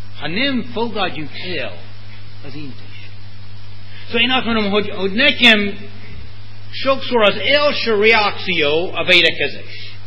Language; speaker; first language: Hungarian; non-native, fluent; English